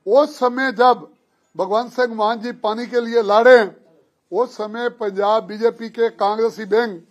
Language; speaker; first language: Hindi; non-native, local second language; Punjabi